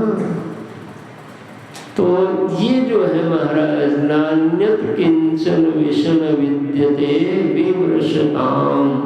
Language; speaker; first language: Hindi; native; Hindi